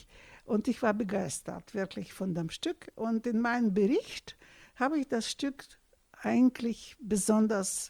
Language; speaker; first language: German; non-native, fluent; Russian